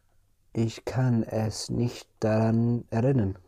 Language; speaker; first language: German; non-native, learner; English